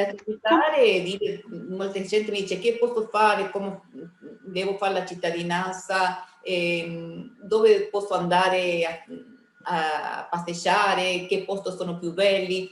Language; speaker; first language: Italian; early bilingual, heritage; Spanish